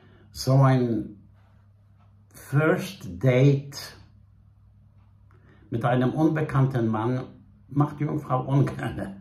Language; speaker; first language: German; non-native, fluent; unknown